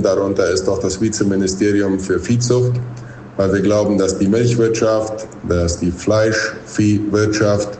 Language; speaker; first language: German; non-native, local second language; Plautdietsch